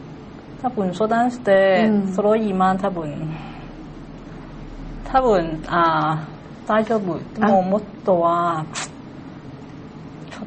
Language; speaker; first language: Japanese; non-native, learner; Cantonese